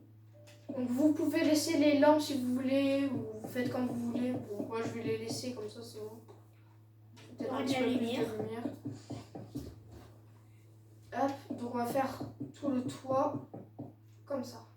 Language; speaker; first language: French; native; French